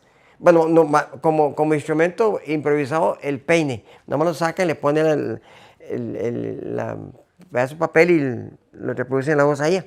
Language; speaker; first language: Spanish; native; Spanish